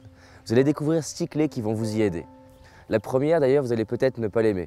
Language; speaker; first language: French; native; French